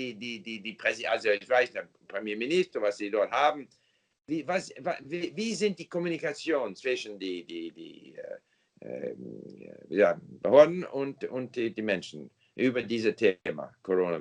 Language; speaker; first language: German; non-native, fluent; English